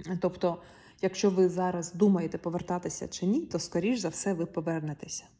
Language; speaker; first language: Ukrainian; non-native, local second language; Russian